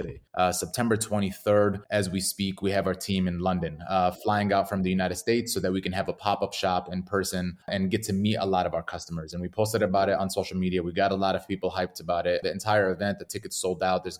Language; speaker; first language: English; native; English